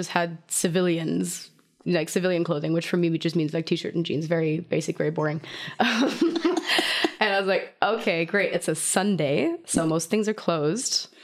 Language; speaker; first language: English; non-native, fluent; German